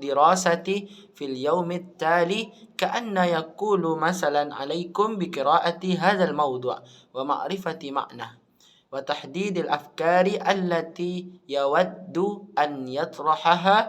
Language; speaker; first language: Arabic; non-native, learner; Indonesian